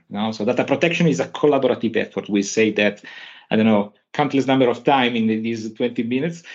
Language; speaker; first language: English; non-native, fluent; Italian